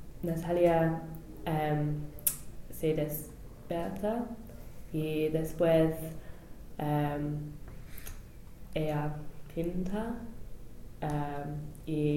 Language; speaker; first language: Spanish; non-native, learner; English